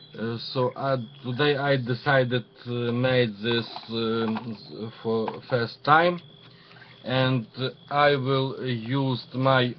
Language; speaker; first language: English; non-native, learner; Ukrainian